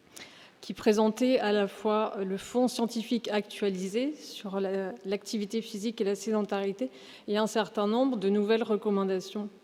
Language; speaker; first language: French; native; French